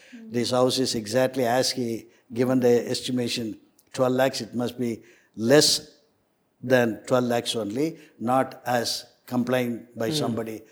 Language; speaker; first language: English; non-native, local second language; Tamil